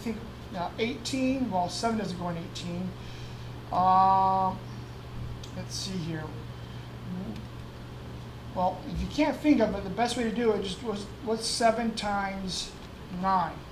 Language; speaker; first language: English; native; English